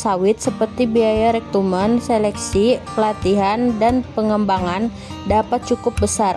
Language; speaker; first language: Indonesian; native; Indonesian